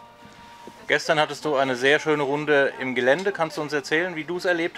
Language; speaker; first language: German; native; German